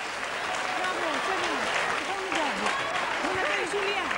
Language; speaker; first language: French; non-native, fluent; Greek